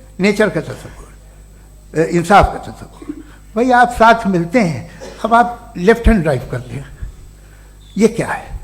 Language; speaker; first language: Urdu; native; Urdu